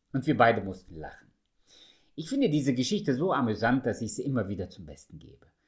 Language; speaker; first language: German; early bilingual, other home language; Russian